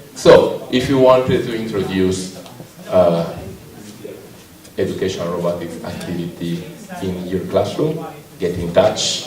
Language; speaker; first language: English; non-native, learner; Italian